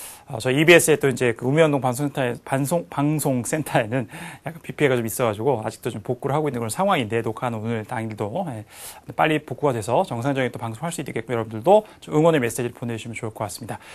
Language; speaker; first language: Korean; native; Korean